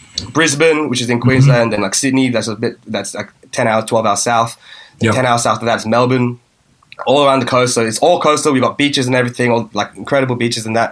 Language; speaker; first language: English; native; English